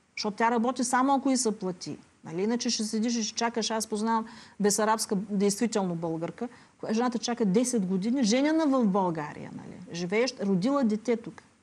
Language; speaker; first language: Bulgarian; native; Bulgarian